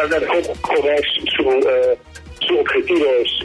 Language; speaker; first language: Spanish; non-native, learner; Dutch